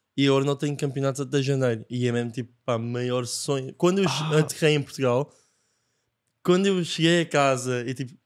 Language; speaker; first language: Portuguese; non-native, fluent; English